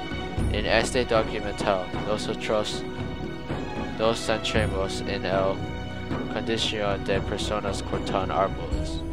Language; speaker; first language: Spanish; non-native, learner; English